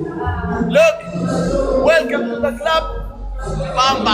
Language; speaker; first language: English; non-native, learner; Arabic